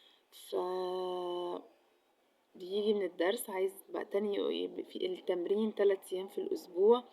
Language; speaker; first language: Arabic; native; Arabic